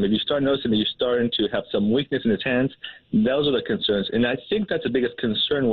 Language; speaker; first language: English; native; English